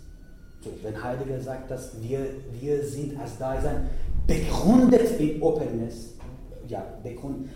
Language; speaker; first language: German; non-native, learner; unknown